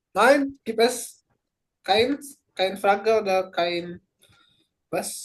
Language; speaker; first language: German; non-native, fluent; Indonesian